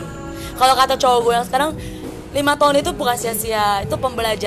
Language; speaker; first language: Indonesian; native; Indonesian